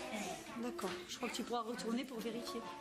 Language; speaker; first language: French; native; French